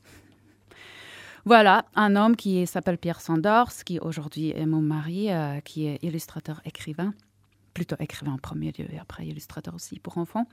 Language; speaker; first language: French; non-native, fluent; Czech